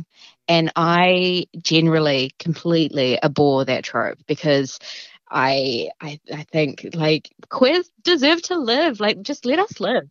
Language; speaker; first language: English; native; English